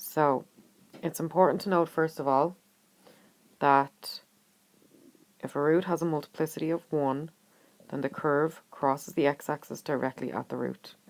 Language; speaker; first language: English; native; English